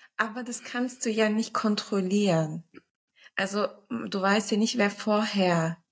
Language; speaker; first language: German; early bilingual, other home language; Turkish